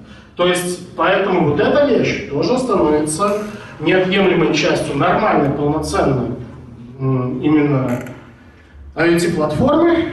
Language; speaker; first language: Russian; native; Russian